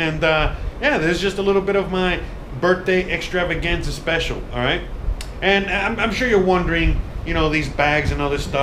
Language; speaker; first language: English; native; English